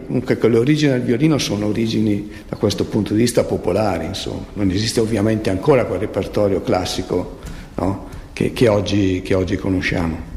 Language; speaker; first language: Italian; native; Italian